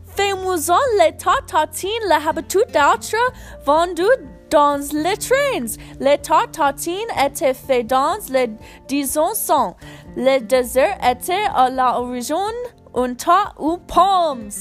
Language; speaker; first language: French; non-native, learner; English